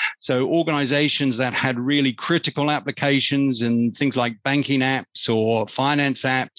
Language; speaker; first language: English; native; English